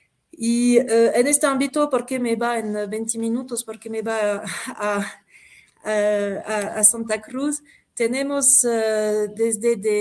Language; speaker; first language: Spanish; non-native, fluent; French